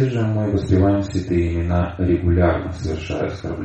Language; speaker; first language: Russian; native; Russian